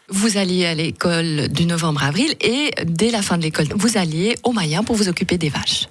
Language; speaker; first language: French; native; French